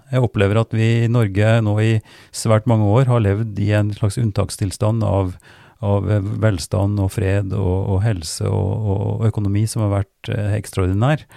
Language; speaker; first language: Norwegian; native; Norwegian